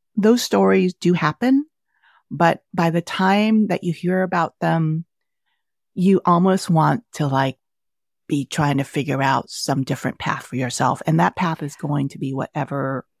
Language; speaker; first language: English; early bilingual, other home language; Vietnamese